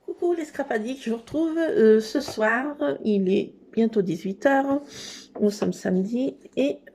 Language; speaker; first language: French; native; French